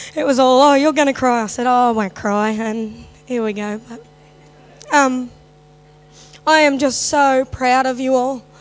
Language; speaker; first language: English; native; English